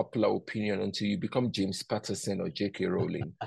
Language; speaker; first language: English; non-native, local second language; Yoruba